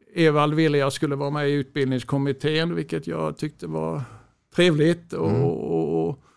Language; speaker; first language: Swedish; native; Swedish